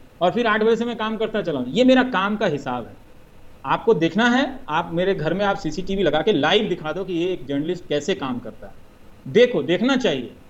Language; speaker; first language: Hindi; native; Hindi